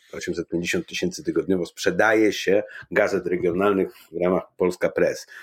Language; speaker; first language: Polish; native; Polish